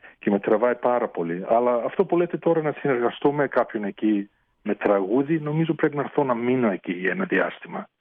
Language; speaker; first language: Greek; early bilingual, heritage; Greek